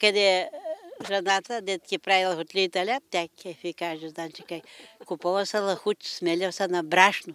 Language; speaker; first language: Bulgarian; native; Bulgarian